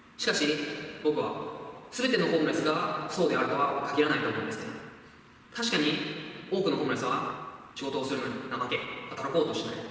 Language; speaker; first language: Japanese; native; Japanese